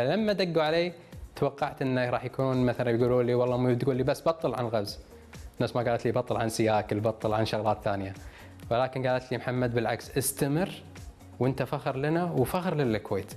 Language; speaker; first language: Arabic; native; Arabic